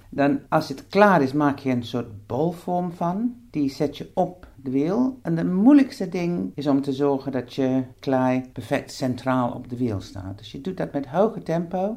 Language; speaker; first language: Dutch; non-native, fluent; English